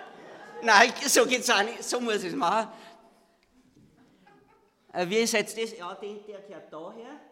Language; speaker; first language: German; native; German